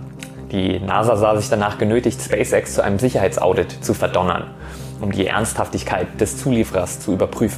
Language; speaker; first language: German; native; German